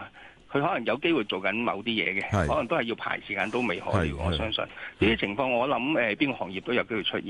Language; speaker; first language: Cantonese; native; Cantonese